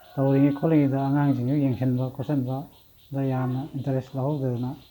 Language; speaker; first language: Manipuri; native; Manipuri